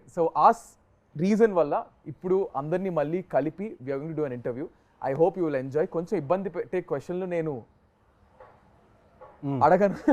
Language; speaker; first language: Telugu; native; Telugu